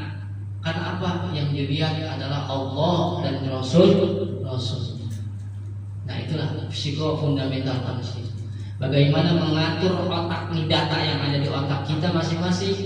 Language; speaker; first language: Indonesian; native; Indonesian